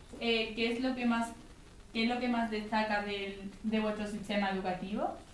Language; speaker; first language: Spanish; native; Spanish